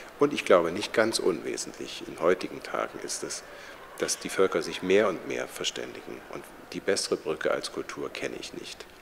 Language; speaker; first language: German; native; German